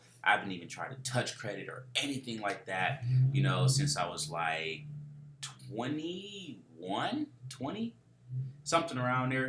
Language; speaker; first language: English; native; English